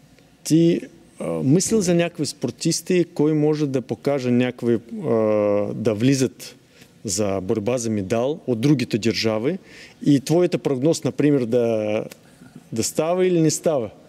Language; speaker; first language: Bulgarian; non-native, learner; Russian